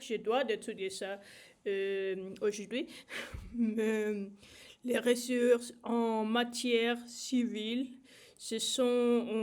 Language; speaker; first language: French; non-native, learner; Spanish